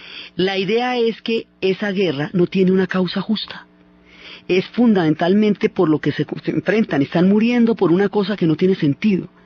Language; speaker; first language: Spanish; native; Spanish